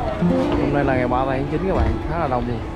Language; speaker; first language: Vietnamese; native; Vietnamese